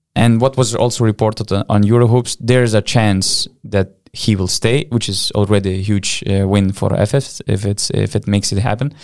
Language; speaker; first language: English; non-native, fluent; Lithuanian